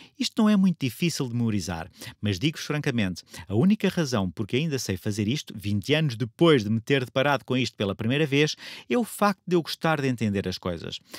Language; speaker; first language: Portuguese; native; Portuguese